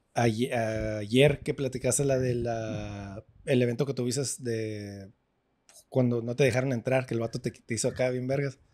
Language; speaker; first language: Spanish; early bilingual, heritage; Spanish